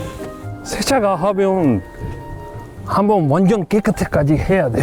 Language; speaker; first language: Korean; non-native, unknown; Punjabi